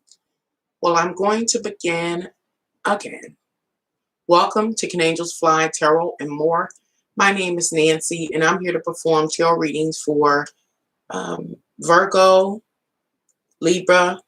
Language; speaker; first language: English; native; English